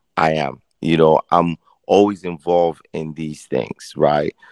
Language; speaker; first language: English; non-native, local second language; Akan